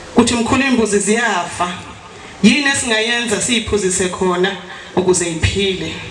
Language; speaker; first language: Zulu; native; Zulu